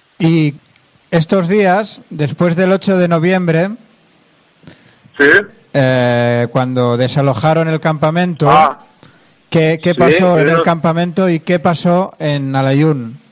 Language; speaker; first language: Spanish; non-native, local second language; Catalan